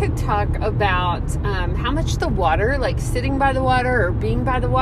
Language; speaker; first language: English; native; English